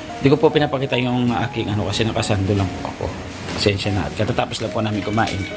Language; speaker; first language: Filipino; non-native, local second language; Waray